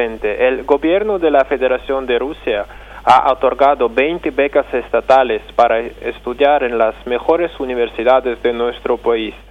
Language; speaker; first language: Spanish; non-native, fluent; Russian